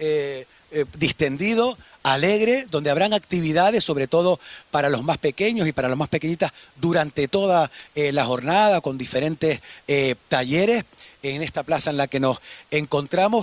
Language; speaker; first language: Spanish; native; Spanish